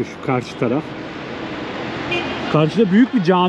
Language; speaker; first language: Turkish; native; Turkish